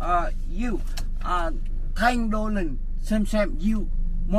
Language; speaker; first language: English; non-native, learner; Vietnamese